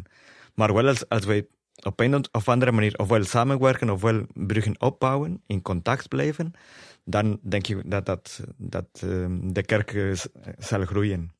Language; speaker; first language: Dutch; non-native, fluent; Spanish